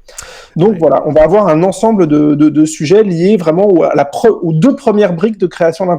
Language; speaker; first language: French; native; French